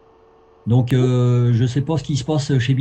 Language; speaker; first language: French; native; French